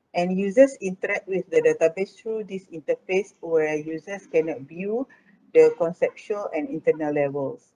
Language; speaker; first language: English; non-native, local second language; Malay